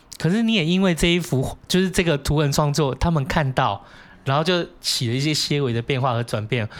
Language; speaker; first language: Chinese; native; Chinese